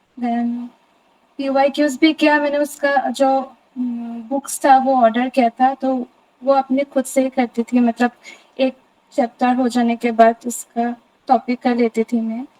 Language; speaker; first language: Hindi; non-native, local second language; Assamese